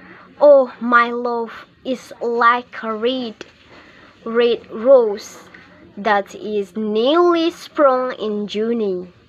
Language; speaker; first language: English; non-native, learner; Indonesian